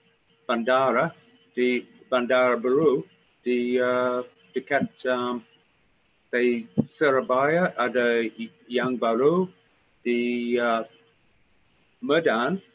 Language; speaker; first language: Indonesian; non-native, fluent; English